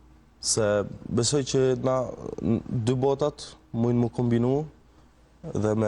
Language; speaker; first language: Albanian; early bilingual, heritage; Albanian